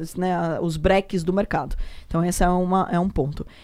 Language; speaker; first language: Portuguese; native; Portuguese